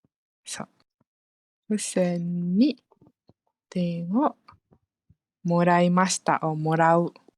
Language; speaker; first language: Japanese; non-native, fluent; Malay